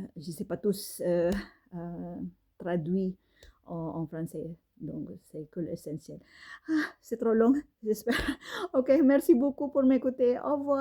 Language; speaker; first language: French; non-native, learner; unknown